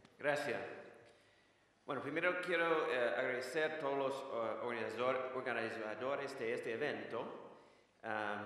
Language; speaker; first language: Spanish; non-native, fluent; English